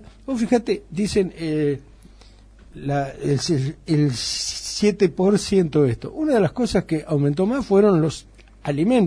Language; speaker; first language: Spanish; native; Spanish